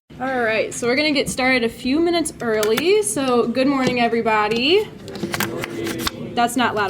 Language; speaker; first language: English; native; English